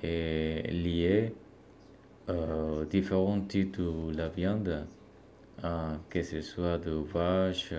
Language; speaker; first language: French; non-native, learner; Spanish